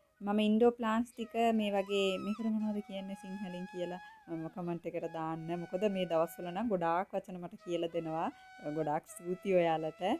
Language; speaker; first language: Sinhala; non-native, local second language; Tamil